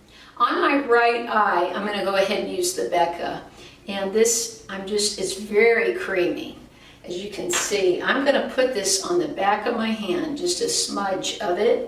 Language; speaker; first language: English; native; English